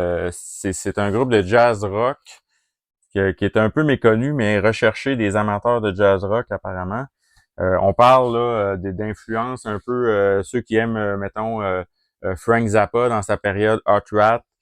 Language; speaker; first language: French; native; French